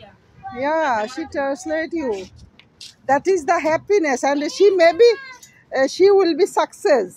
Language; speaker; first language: English; non-native, learner; Bangla